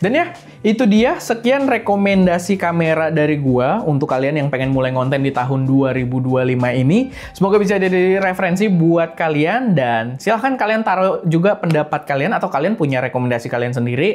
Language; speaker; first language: Indonesian; native; Indonesian